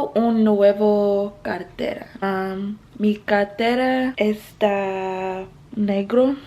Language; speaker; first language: Spanish; non-native, learner; English